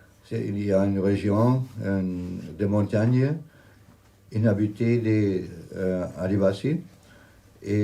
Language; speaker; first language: French; non-native, learner; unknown